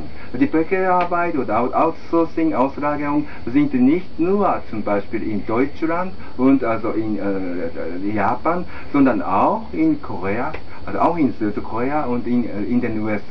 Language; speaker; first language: German; non-native, fluent; Japanese